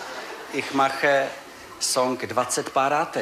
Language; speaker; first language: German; non-native, learner; Czech